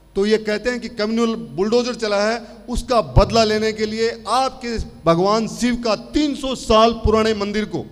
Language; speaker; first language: Hindi; native; Hindi